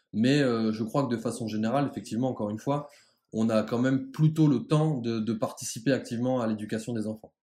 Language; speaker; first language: French; native; French